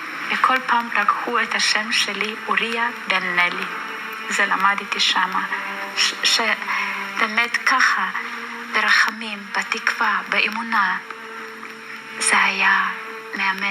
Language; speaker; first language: Hebrew; non-native, fluent; German